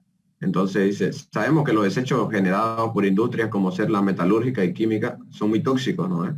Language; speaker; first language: Spanish; native; Spanish